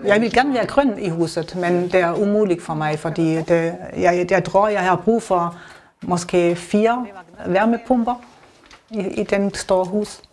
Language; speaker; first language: Danish; non-native, learner; German